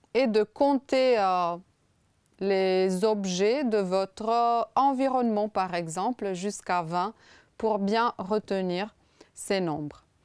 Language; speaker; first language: French; non-native, fluent; Romanian